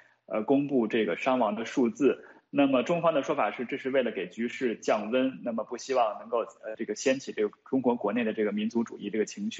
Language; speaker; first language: Chinese; native; Chinese